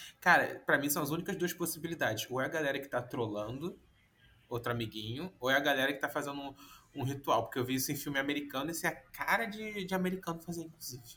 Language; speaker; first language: Portuguese; native; Portuguese